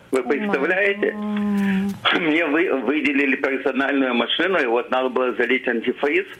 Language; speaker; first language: Russian; native; Russian